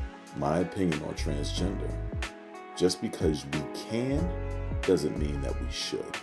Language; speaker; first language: English; native; English